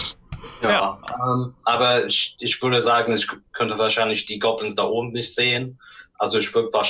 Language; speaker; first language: German; non-native, learner; English